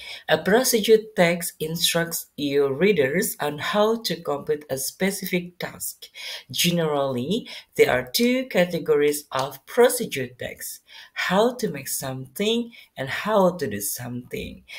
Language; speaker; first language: English; non-native, fluent; Indonesian